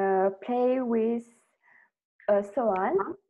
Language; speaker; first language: English; non-native, learner; French